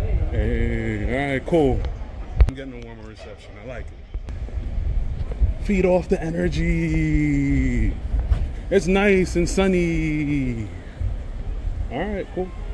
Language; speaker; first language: English; native; English